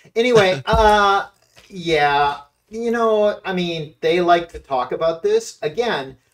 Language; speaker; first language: English; native; English